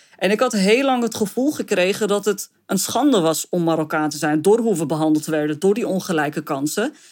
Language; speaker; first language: Dutch; early bilingual, other home language; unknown